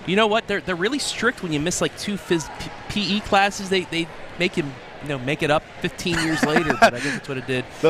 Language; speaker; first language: English; native; English